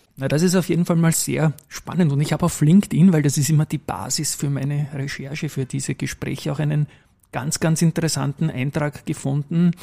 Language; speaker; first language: German; native; German